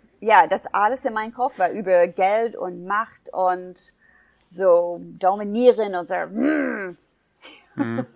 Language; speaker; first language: German; non-native, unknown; English